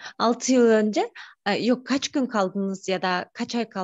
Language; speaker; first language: Turkish; non-native, fluent; Kyrgyz